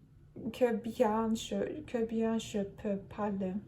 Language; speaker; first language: French; non-native, learner; Turkish